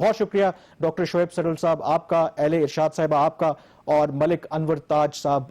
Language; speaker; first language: Urdu; native; Urdu